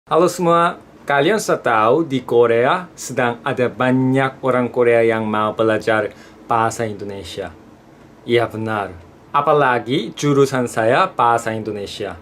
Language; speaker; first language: Indonesian; non-native, fluent; Korean